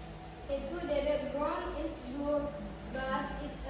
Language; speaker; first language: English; non-native, learner; Indonesian